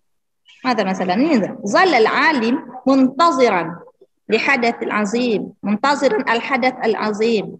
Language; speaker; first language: Arabic; non-native, fluent; Indonesian